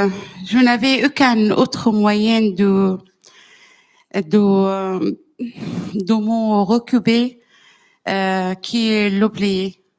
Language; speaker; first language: French; non-native, learner; Arabic